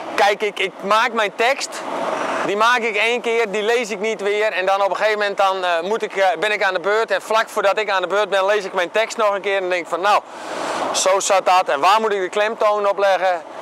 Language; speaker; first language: Dutch; native; Dutch